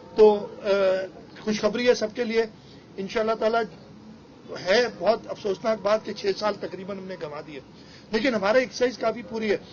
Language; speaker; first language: Urdu; non-native, local second language; Sindhi